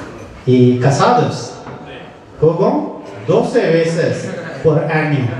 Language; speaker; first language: Spanish; non-native, learner; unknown